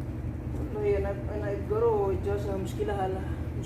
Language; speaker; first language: Arabic; non-native, learner; Filipino